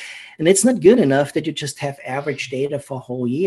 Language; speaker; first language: English; non-native, fluent; German